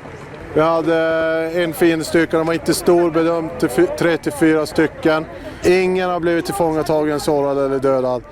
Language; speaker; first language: Swedish; native; Swedish